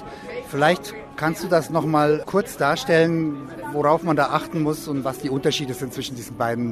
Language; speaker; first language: German; native; German